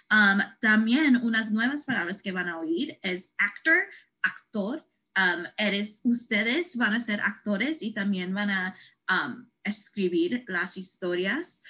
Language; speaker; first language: Spanish; early bilingual, heritage; Spanish